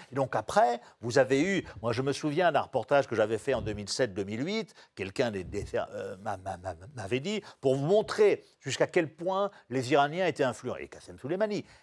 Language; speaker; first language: French; native; French